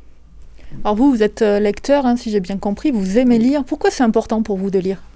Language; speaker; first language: French; native; French